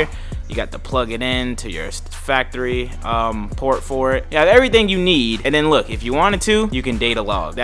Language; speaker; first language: English; native; English